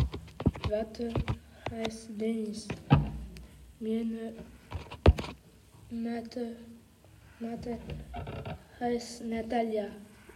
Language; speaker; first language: German; non-native, learner; Ukrainian